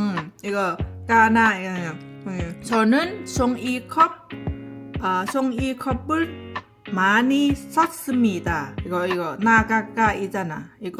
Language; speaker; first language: Korean; non-native, learner; Lao